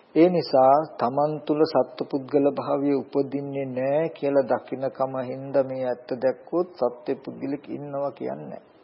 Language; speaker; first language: Sinhala; native; Sinhala